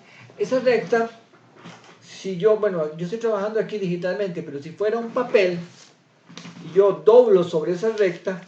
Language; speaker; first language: Spanish; native; Spanish